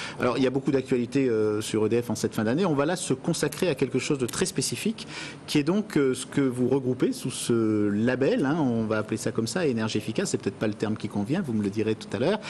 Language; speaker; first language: French; native; French